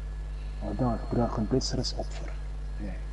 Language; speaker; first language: German; native; German